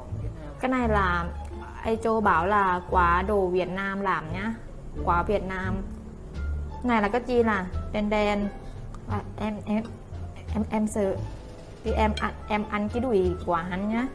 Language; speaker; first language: Vietnamese; non-native, learner; Thai